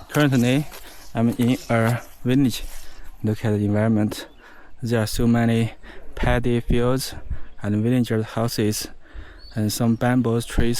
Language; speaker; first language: English; non-native, fluent; Chinese